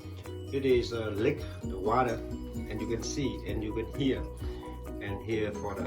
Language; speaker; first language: English; non-native, learner; Vietnamese